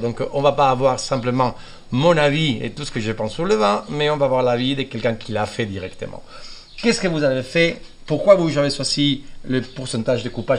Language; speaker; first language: French; non-native, fluent; Spanish